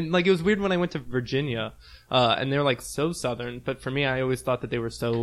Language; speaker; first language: English; native; English